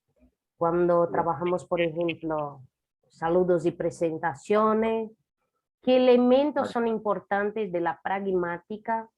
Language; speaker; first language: Spanish; non-native, fluent; Portuguese